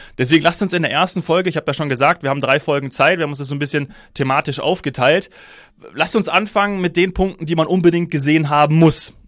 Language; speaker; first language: German; native; German